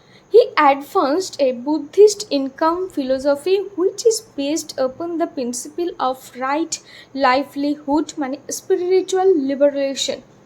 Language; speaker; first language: English; non-native, local second language; Bangla